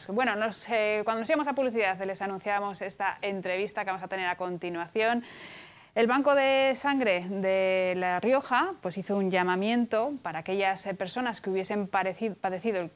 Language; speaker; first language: Spanish; native; Spanish